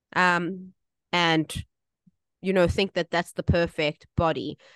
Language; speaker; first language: English; native; English